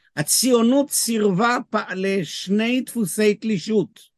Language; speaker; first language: Hebrew; native; Hebrew